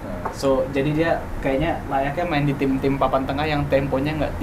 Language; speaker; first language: Indonesian; native; Indonesian